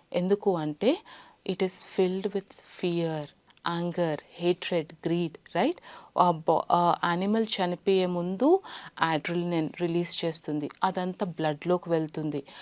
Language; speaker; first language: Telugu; native; Telugu